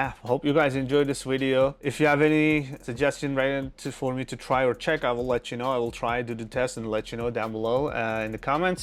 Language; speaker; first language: English; non-native, fluent; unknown